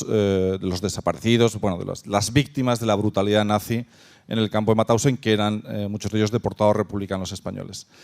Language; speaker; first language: Spanish; native; Spanish